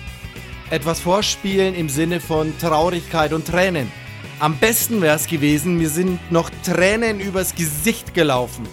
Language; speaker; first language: German; native; German